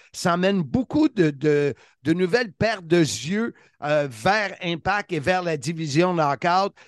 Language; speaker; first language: French; native; French